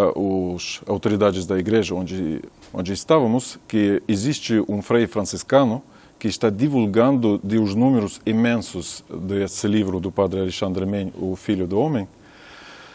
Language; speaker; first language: Portuguese; non-native, fluent; Russian